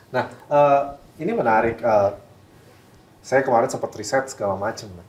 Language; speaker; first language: Indonesian; native; Indonesian